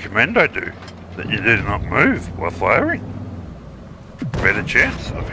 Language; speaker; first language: English; native; English